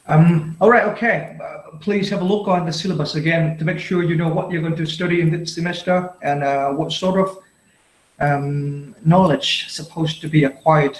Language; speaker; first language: English; non-native, fluent; Vietnamese